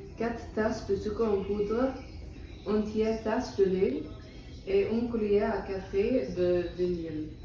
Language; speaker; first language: French; non-native, learner; English